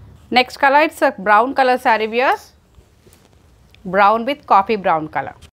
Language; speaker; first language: English; non-native, local second language; Telugu